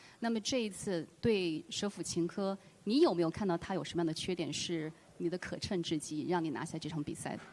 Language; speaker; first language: Chinese; native; Chinese